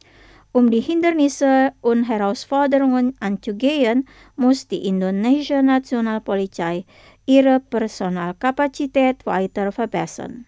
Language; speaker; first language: German; non-native, fluent; Indonesian